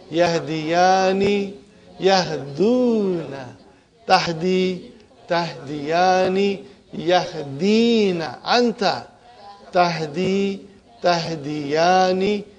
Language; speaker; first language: Arabic; non-native, fluent; Urdu